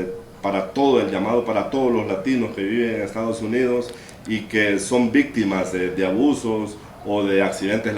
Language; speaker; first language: Spanish; native; Spanish